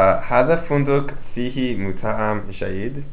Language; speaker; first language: Arabic; non-native, learner; English